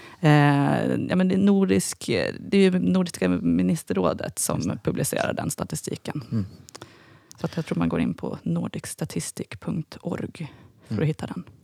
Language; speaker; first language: Swedish; native; Swedish